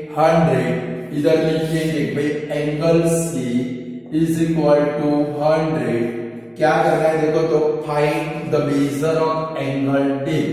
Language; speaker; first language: Hindi; non-native, local second language; Gujarati